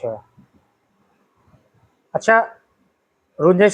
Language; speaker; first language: Hindi; native; Hindi